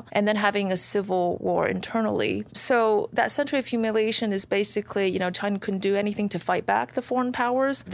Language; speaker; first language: English; non-native, fluent; Chinese